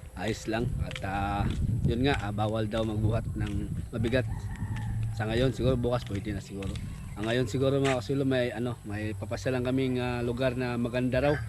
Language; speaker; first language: Filipino; non-native, local second language; Cebuano